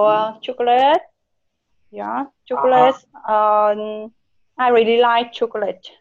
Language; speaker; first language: English; non-native, learner; Vietnamese